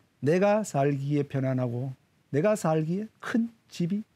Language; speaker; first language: Korean; native; Korean